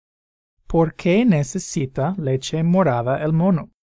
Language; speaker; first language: Spanish; non-native, fluent; English